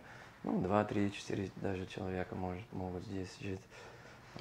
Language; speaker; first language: Russian; non-native, fluent; English